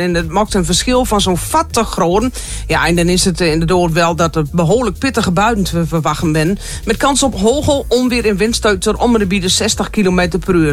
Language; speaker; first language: Dutch; native; Dutch